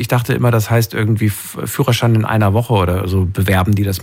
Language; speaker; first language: German; native; German